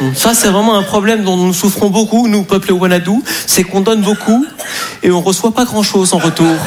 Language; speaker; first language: French; native; French